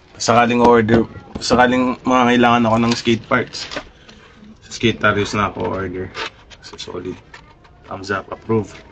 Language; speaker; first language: Filipino; non-native, local second language; Chavacano